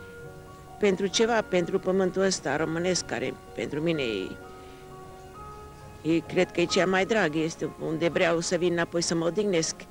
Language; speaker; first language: Romanian; non-native, local second language; Hungarian